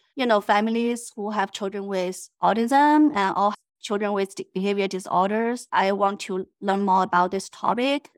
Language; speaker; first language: English; non-native, fluent; Chinese